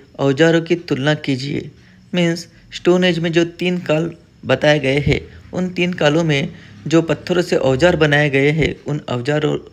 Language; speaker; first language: Hindi; non-native, local second language; Marathi